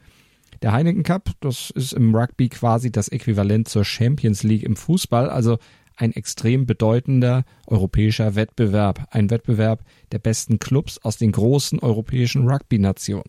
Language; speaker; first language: German; native; German